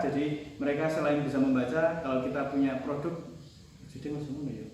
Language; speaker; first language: Indonesian; native; Indonesian